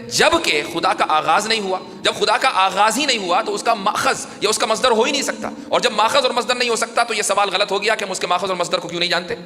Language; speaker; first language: Urdu; native; Urdu